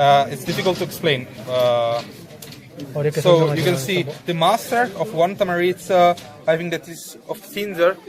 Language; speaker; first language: English; non-native, fluent; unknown